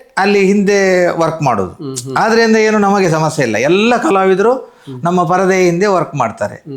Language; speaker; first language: Kannada; non-native, local second language; Tulu